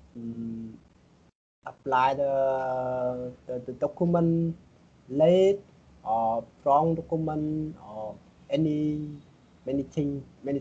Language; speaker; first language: English; non-native, learner; Vietnamese